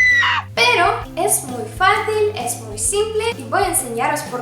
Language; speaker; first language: Spanish; non-native, fluent; Russian